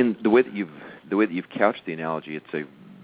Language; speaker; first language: English; native; English